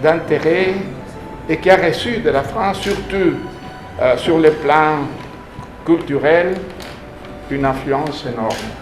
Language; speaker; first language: French; non-native, fluent; Spanish